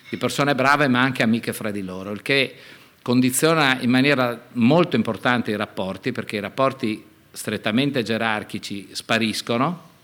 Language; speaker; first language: Italian; native; Italian